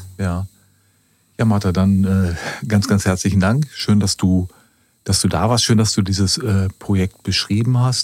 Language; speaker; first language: German; native; German